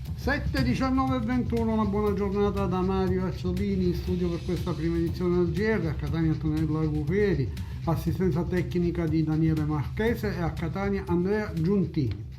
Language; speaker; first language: Italian; native; Italian